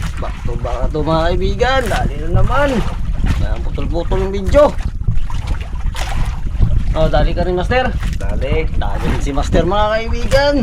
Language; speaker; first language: Filipino; non-native, local second language; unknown